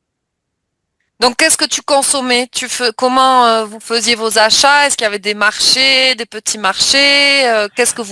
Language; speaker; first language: French; native; French